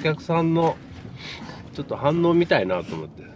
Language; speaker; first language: Japanese; native; Japanese